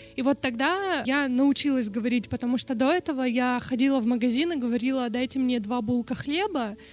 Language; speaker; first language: Russian; non-native, local second language; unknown